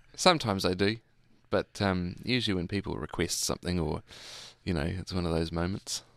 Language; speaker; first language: English; native; English